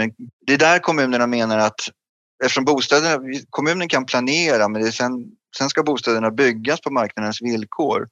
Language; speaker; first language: Swedish; native; Swedish